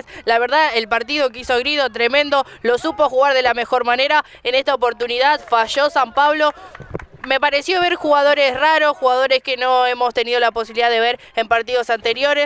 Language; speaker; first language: Spanish; native; Spanish